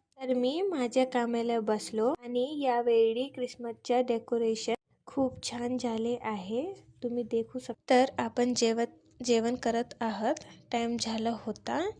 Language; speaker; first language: Marathi; non-native, learner; Hindi